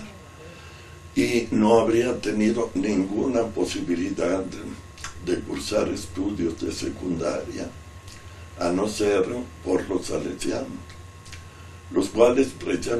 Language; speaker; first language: Spanish; non-native, fluent; Italian